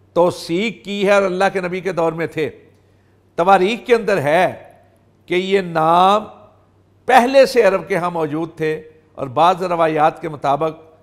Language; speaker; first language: Urdu; non-native, local second language; Punjabi